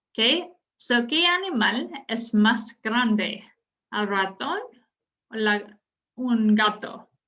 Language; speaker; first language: Spanish; non-native, fluent; English